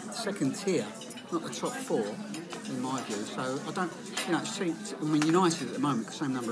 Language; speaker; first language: English; native; English